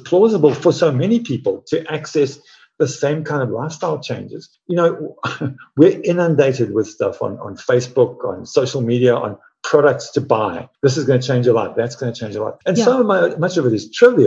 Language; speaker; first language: English; native; English